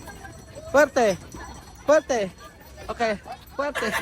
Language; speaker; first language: Spanish; non-native, learner; Filipino